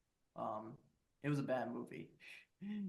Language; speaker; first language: English; native; English